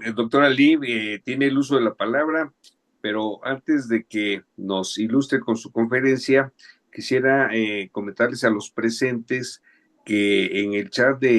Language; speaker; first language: Spanish; native; Spanish